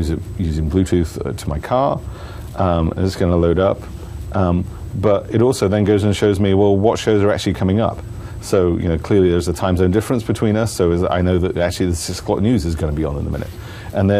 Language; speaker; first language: English; native; English